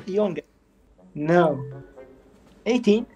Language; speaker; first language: English; non-native, learner; German